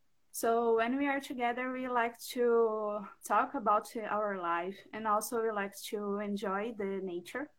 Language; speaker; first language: English; non-native, learner; Portuguese